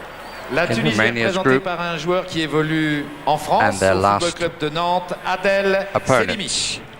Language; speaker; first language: French; native; French